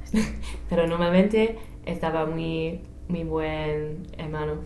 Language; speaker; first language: Spanish; non-native, learner; English